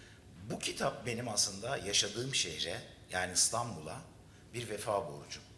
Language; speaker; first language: Turkish; native; Turkish